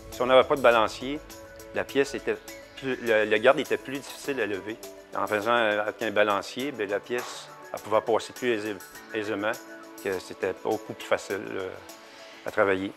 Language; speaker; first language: French; native; French